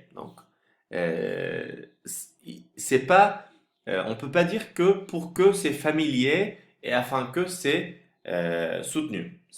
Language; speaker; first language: French; non-native, fluent; Turkish